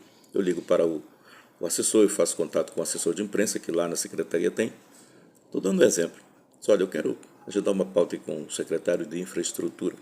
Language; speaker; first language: Portuguese; native; Portuguese